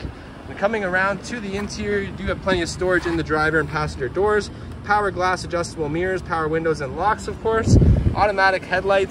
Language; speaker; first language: English; native; English